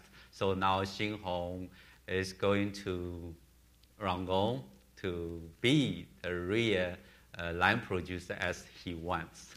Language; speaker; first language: English; non-native, learner; Chinese